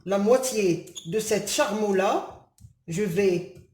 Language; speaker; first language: French; non-native, local second language; Arabic